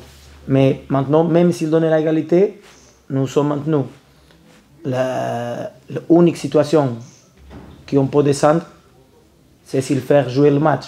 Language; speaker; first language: French; non-native, learner; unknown